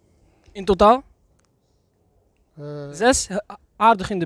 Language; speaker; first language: Dutch; native; Dutch